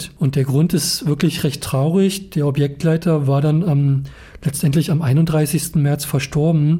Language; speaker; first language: German; native; German